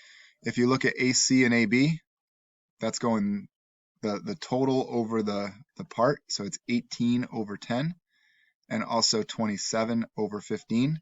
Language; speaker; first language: English; native; English